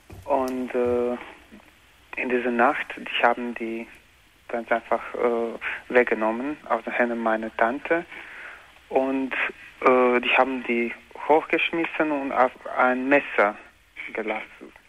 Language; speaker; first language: German; non-native, learner; Croatian